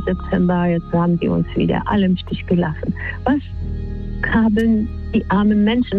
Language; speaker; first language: German; non-native, fluent; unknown